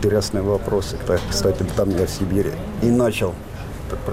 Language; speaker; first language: Russian; non-native, fluent; Estonian